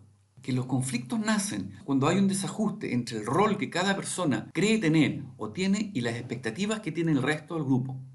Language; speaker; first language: Spanish; native; Spanish